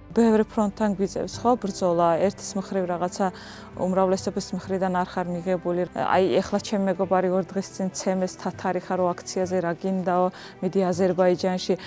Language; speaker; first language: Georgian; non-native, local second language; Azerbaijani